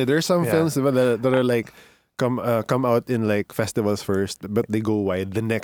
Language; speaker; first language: English; non-native, local second language; Filipino